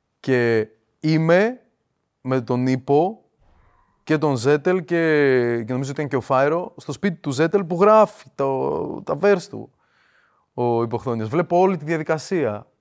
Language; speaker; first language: Greek; early bilingual, other home language; Russian